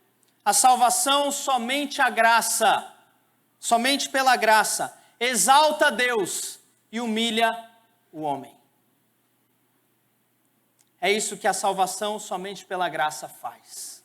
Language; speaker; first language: Portuguese; native; Portuguese